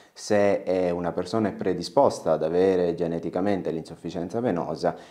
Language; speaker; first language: Italian; native; Italian